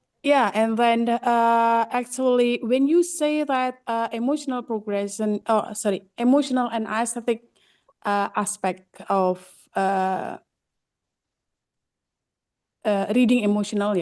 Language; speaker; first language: English; non-native, fluent; Indonesian